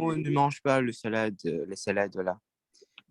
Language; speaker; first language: French; non-native, learner; Russian